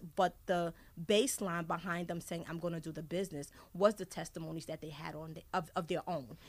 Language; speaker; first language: English; early bilingual, other home language; Haitian Creole